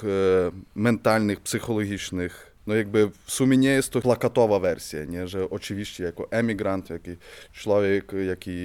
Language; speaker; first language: Polish; non-native, fluent; Ukrainian